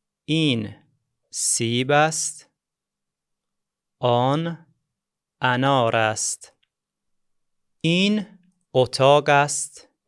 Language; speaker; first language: Persian; non-native, fluent; Azerbaijani